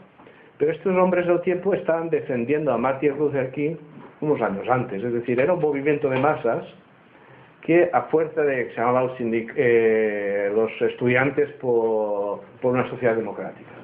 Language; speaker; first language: Spanish; native; Spanish